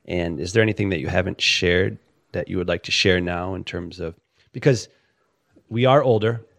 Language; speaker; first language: English; native; English